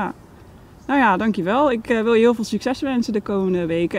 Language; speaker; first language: Dutch; native; Dutch